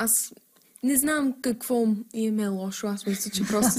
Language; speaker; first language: Bulgarian; early bilingual, heritage; English